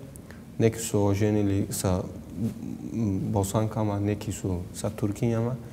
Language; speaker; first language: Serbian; non-native, learner; Turkish